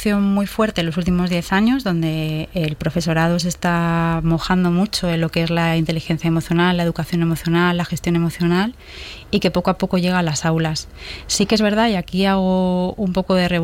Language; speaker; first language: Spanish; native; Spanish